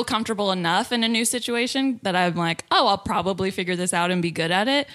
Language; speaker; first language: English; native; English